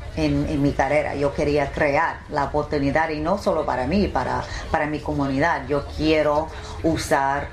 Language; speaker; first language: Spanish; early bilingual, heritage; English